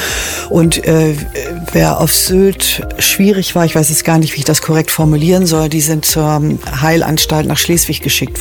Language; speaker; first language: German; native; German